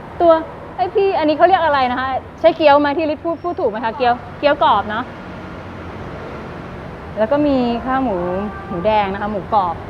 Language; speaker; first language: Thai; native; Thai